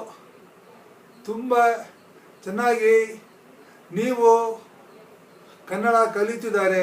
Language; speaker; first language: Kannada; non-native, learner; Hindi